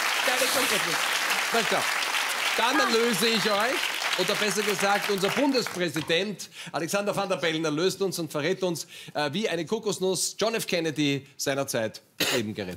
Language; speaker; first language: German; native; German